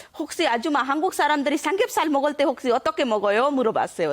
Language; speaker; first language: Korean; non-native, learner; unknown